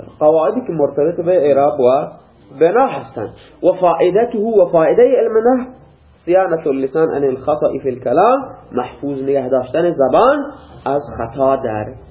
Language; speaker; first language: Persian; native; Persian